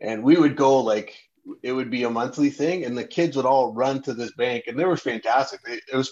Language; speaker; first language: English; native; English